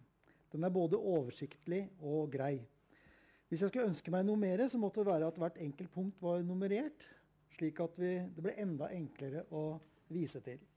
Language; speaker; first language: Norwegian; native; Norwegian